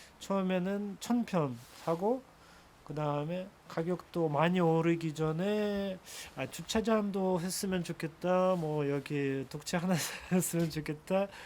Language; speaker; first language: Korean; non-native, fluent; Russian